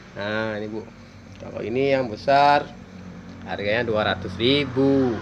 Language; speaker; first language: Indonesian; native; Indonesian